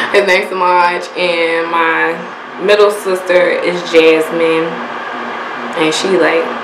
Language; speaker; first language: English; native; English